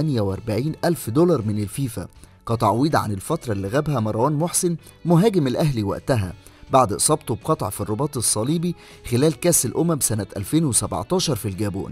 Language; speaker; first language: Arabic; native; Arabic